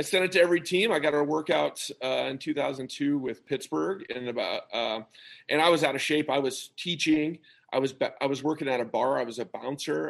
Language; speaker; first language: English; native; English